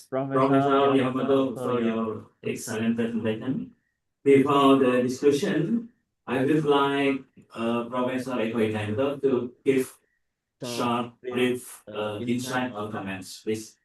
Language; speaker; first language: English; non-native, fluent; Indonesian